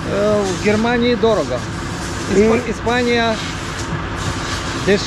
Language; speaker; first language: Russian; non-native, local second language; Ukrainian